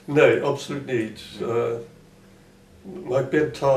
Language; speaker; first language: Dutch; non-native, fluent; English